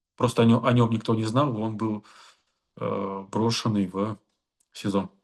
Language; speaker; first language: Russian; native; Russian